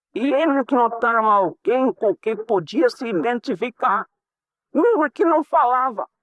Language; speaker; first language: Portuguese; non-native, fluent; English